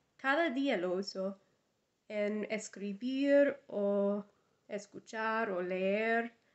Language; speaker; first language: Spanish; non-native, learner; English